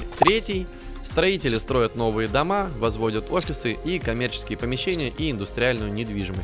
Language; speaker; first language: Russian; native; Russian